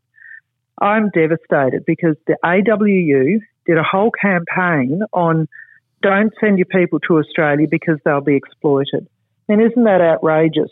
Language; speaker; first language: English; native; English